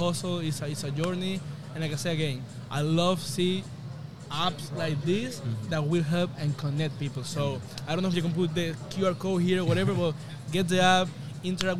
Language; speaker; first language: English; non-native, fluent; Spanish